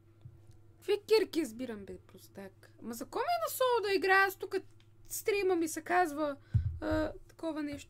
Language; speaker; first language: Bulgarian; native; Bulgarian